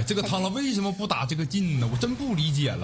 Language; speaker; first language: Chinese; native; Chinese